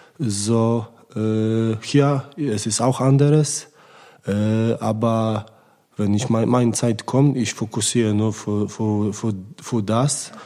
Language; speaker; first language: German; non-native, learner; Polish